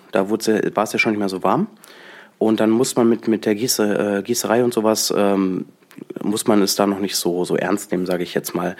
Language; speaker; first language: German; native; German